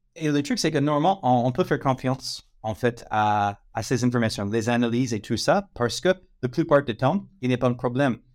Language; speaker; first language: French; non-native, fluent; English